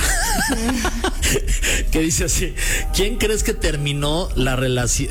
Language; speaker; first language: Spanish; native; Spanish